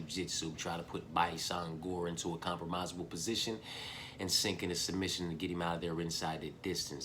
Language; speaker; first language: English; native; English